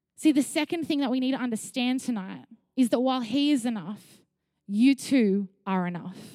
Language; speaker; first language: English; native; English